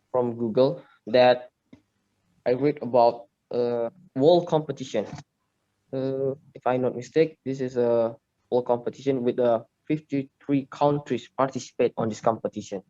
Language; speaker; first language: English; non-native, learner; Indonesian